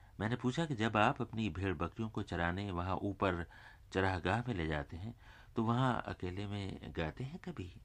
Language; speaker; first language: Urdu; native; Urdu